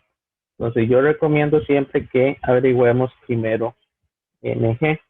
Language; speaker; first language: Spanish; native; Spanish